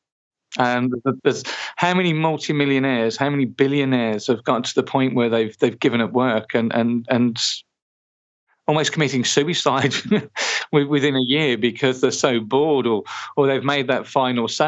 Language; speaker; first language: English; native; English